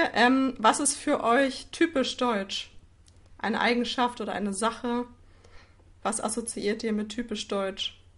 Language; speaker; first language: German; native; German